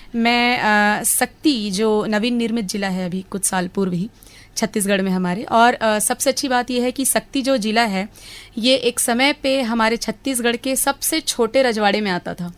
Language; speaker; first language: Hindi; native; Hindi